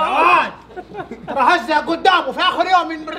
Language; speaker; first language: Arabic; native; Arabic